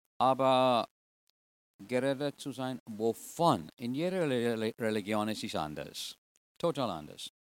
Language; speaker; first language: German; non-native, fluent; English